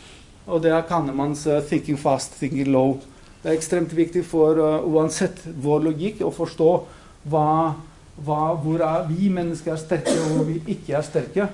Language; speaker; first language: Norwegian; non-native, fluent; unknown